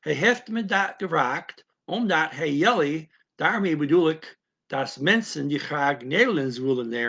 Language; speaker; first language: Dutch; non-native, learner; English